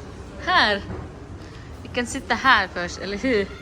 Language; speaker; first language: Swedish; non-native, learner; Indonesian